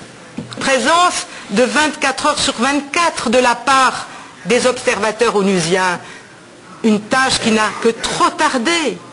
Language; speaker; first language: French; native; French